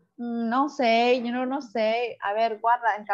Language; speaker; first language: Spanish; non-native, fluent; Vietnamese